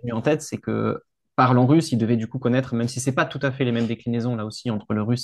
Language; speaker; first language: French; native; French